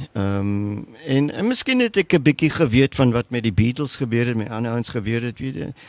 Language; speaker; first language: Afrikaans; non-native, local second language; English